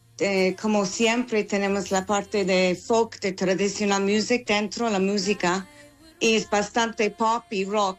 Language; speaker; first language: Spanish; non-native, fluent; English